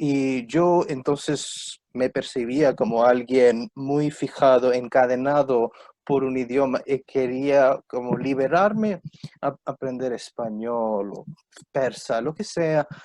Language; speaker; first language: Spanish; non-native, fluent; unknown